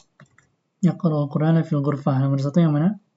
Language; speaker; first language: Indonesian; native; Indonesian